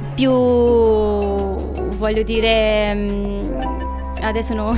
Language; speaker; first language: Italian; non-native, learner; Portuguese